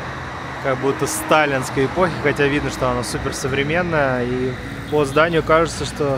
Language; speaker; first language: Russian; native; Russian